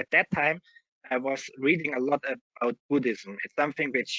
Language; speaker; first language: English; non-native, fluent; German